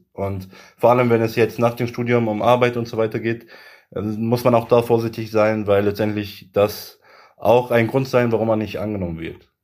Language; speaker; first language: German; early bilingual, other home language; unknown